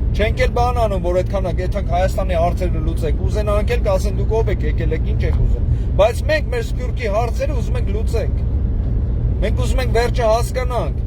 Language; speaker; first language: Armenian; native; Armenian